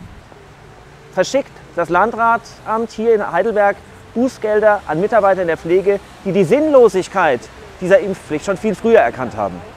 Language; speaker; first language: German; native; German